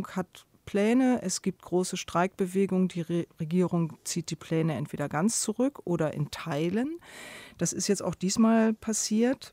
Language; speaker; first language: German; native; German